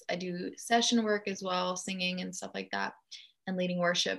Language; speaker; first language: English; early bilingual, other home language; German